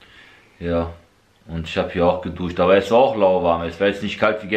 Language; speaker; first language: German; early bilingual, other home language; Turkish